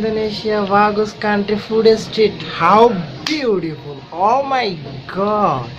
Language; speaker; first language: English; non-native, learner; Bangla